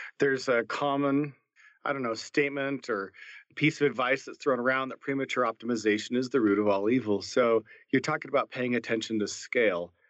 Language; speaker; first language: English; native; English